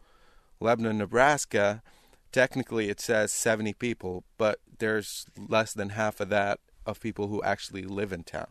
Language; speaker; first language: English; non-native, fluent; Arabic